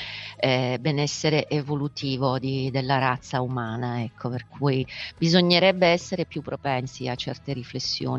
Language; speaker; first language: Italian; native; Italian